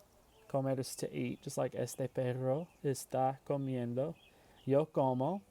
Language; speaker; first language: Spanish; non-native, fluent; English